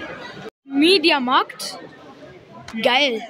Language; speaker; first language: German; early bilingual, other home language; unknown